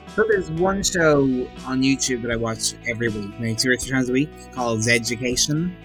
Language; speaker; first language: English; native; English